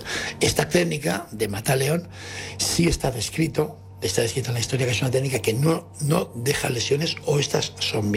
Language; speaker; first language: Spanish; native; Spanish